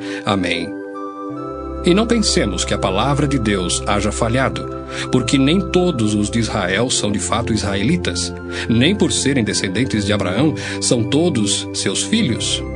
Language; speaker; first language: Portuguese; native; Portuguese